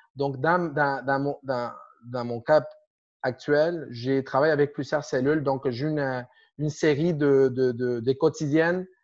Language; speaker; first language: French; non-native, fluent; Spanish